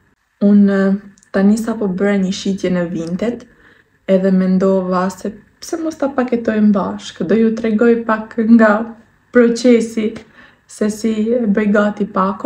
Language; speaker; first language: Albanian; native; Albanian